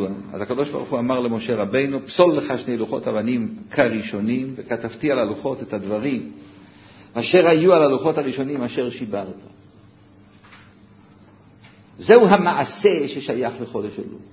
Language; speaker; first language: Hebrew; native; Hebrew